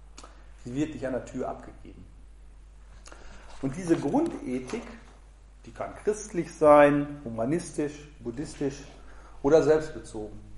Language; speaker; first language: German; native; German